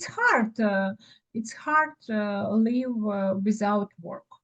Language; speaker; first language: English; non-native, learner; Ukrainian